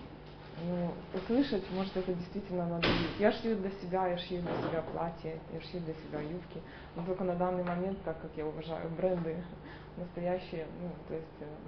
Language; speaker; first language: Russian; native; Russian